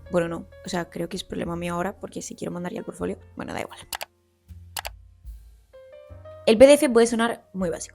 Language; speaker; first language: Spanish; native; Spanish